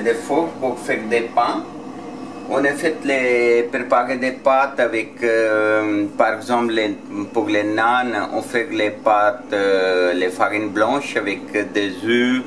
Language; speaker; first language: French; non-native, learner; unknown